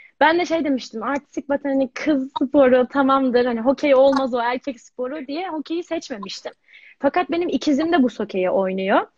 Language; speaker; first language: Turkish; native; Turkish